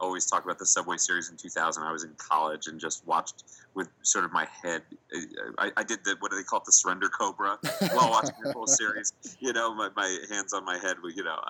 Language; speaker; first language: English; native; English